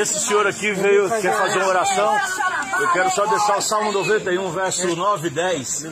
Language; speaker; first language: Portuguese; native; Portuguese